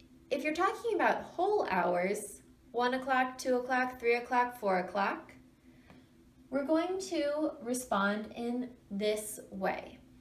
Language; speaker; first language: English; native; English